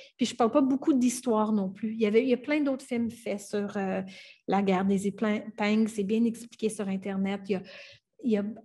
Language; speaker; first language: French; non-native, local second language; English